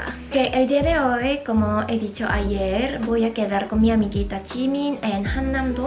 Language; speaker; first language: Spanish; non-native, local second language; Korean